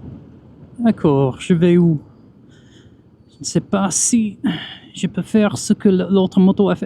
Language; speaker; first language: French; non-native, fluent; English